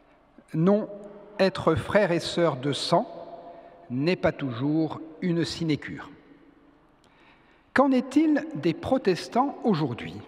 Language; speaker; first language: French; native; French